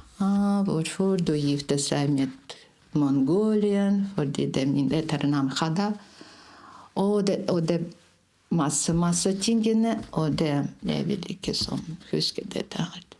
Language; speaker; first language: Norwegian; non-native, learner; Russian